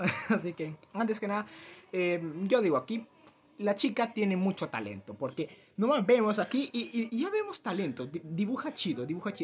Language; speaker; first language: Spanish; native; Spanish